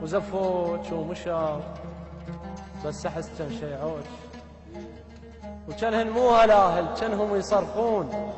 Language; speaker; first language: Arabic; native; Arabic